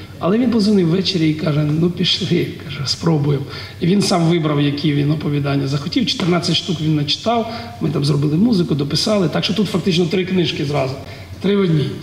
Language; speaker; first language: Ukrainian; native; Ukrainian